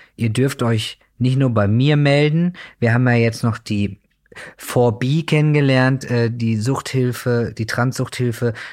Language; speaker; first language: German; native; German